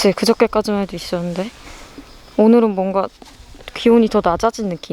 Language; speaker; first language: Korean; native; Korean